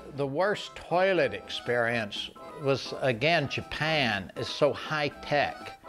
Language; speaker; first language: English; native; English